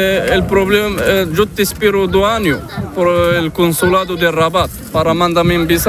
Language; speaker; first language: Spanish; non-native, learner; Arabic